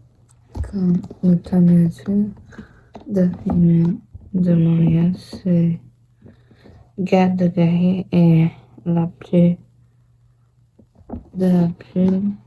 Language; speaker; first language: French; non-native, learner; Portuguese